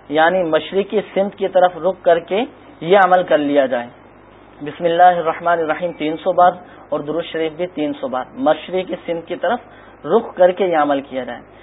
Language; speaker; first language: Urdu; native; Urdu